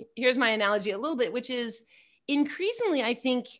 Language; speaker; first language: English; native; English